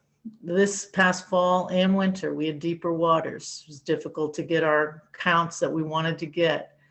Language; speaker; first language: English; native; English